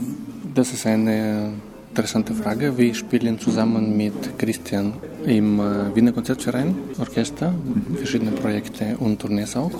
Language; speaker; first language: German; non-native, fluent; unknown